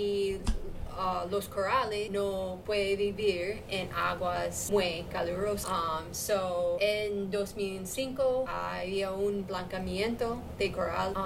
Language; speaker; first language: Spanish; non-native, learner; English